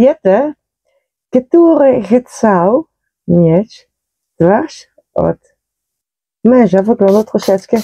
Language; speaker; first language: Polish; non-native, learner; Dutch